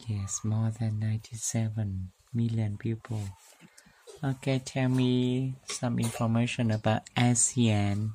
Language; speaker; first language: English; non-native, fluent; Vietnamese